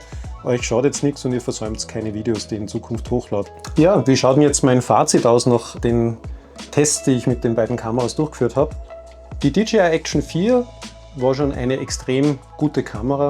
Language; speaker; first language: German; native; German